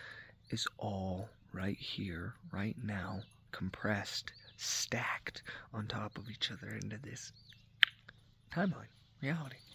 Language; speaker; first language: English; native; English